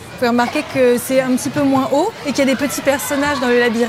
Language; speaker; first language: French; native; French